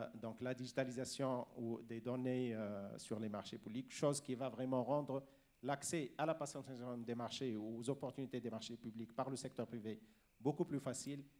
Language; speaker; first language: French; non-native, local second language; Arabic